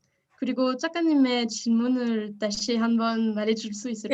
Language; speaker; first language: Korean; non-native, learner; French